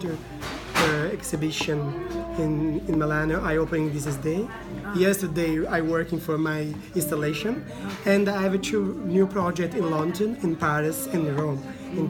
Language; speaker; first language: English; non-native, learner; Italian